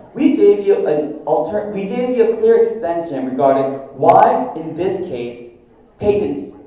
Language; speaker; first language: English; non-native, fluent; Korean